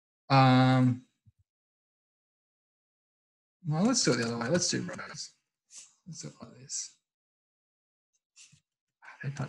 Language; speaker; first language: English; native; English